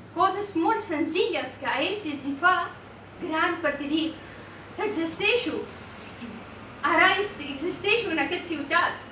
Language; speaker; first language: Catalan; non-native, fluent; Persian